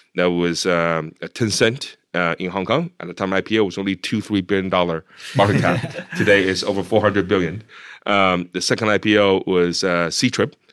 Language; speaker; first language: English; non-native, fluent; Chinese